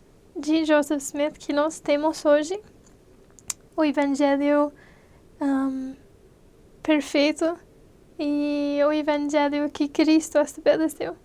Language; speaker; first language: Portuguese; non-native, fluent; English